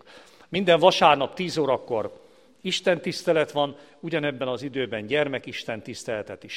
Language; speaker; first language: Hungarian; native; Hungarian